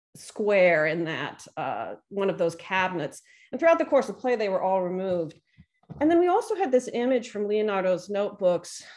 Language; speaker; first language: English; native; English